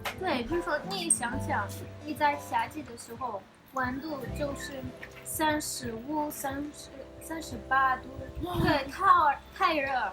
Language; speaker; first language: Chinese; non-native, fluent; Portuguese